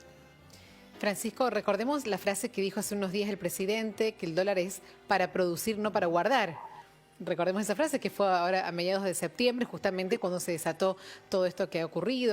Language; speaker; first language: Spanish; native; Spanish